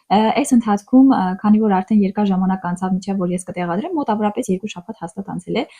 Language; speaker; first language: Armenian; native; Armenian